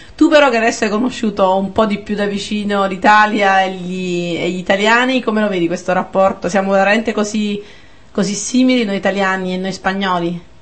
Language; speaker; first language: Italian; native; Italian